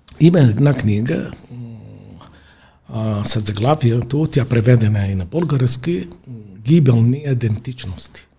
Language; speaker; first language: Bulgarian; non-native, fluent; Arabic